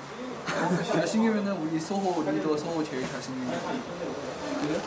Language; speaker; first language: Korean; non-native, learner; Chinese